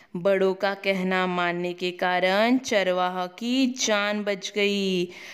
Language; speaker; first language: Hindi; non-native, local second language; Marathi